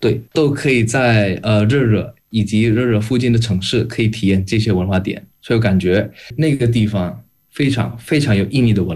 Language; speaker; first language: Chinese; non-native, fluent; Indonesian